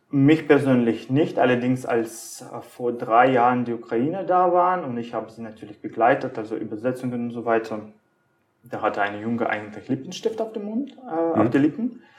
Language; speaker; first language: German; non-native, fluent; Russian